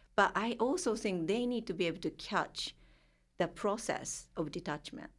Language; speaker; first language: English; non-native, fluent; Japanese